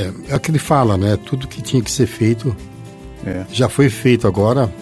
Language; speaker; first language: Portuguese; native; Portuguese